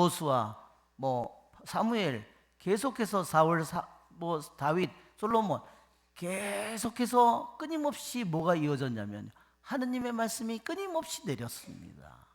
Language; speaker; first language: Korean; native; Korean